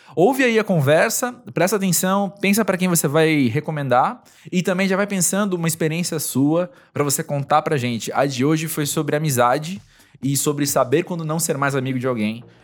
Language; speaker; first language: Portuguese; native; Portuguese